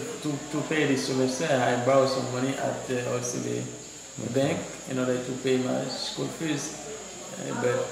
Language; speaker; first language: English; non-native, learner; Haitian Creole